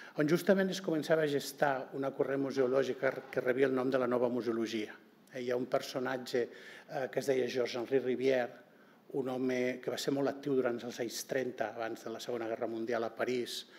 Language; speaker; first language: Catalan; non-native, local second language; Occitan